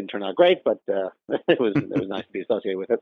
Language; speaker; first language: English; native; English